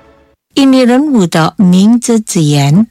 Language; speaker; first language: Chinese; early bilingual, heritage; Chinese